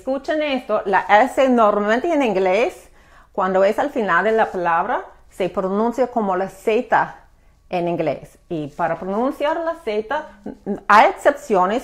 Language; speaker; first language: Spanish; non-native, fluent; English